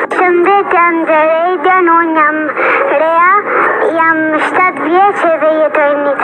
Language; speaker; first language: Albanian; early bilingual, heritage; Albanian